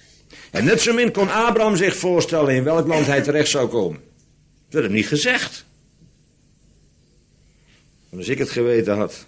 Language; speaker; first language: Dutch; native; Dutch